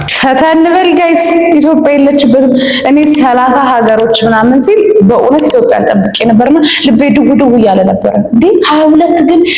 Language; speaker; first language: Amharic; native; Amharic